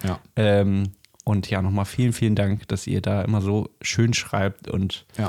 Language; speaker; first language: German; native; German